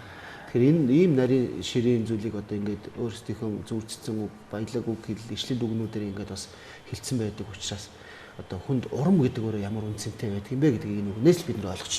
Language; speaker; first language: Mongolian; native; Mongolian